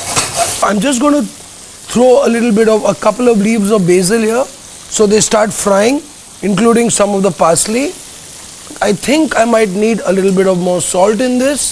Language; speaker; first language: English; non-native, local second language; Hindi